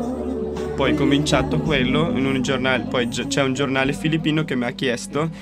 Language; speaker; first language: Italian; non-native, local second language; Filipino